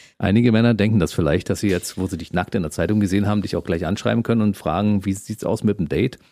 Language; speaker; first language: German; native; German